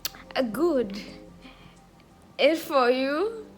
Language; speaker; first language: English; non-native, learner; Haitian Creole